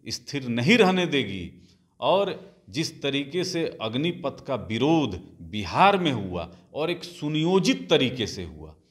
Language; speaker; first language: Hindi; native; Hindi